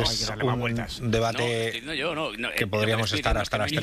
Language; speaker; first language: Spanish; native; Spanish